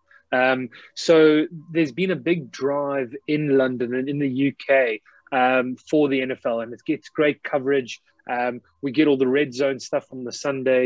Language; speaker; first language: English; native; English